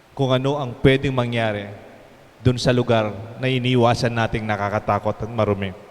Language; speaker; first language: Filipino; non-native, local second language; Pampanga